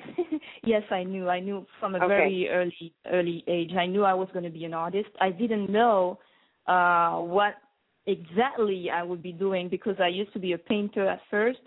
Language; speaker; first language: English; non-native, fluent; French